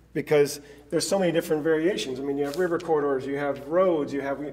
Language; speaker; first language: English; native; English